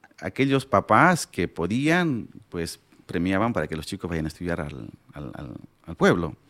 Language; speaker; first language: Spanish; non-native, local second language; Aymara